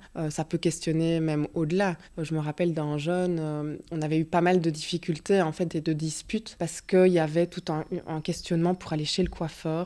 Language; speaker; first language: French; native; French